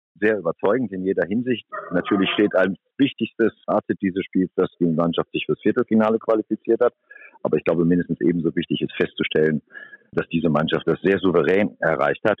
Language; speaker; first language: German; native; German